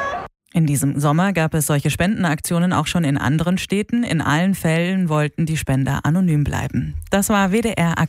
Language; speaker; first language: German; native; German